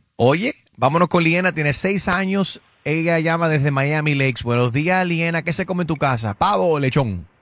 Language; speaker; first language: Spanish; early bilingual, heritage; Spanish